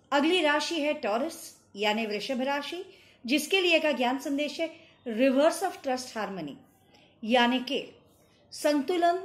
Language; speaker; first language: Hindi; non-native, local second language; Marathi